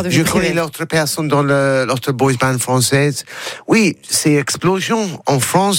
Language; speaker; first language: French; non-native, learner; English